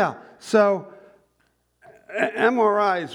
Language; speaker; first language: English; native; English